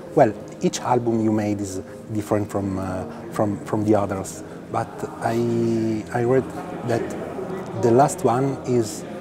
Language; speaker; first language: English; non-native, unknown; Italian